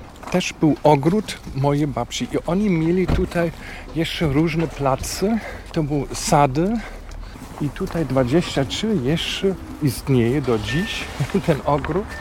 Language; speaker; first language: Polish; non-native, fluent; German